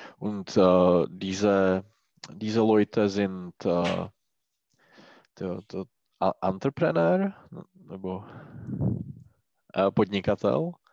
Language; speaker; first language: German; non-native, learner; Czech